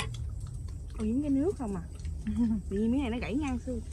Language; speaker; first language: Vietnamese; native; Vietnamese